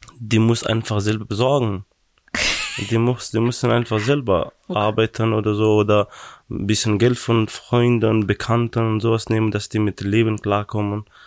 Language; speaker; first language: German; non-native, learner; Persian